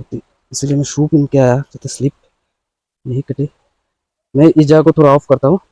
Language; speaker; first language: Hindi; non-native, local second language; Bangla